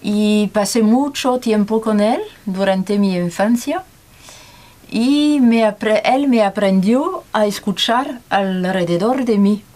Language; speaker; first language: Spanish; non-native, learner; French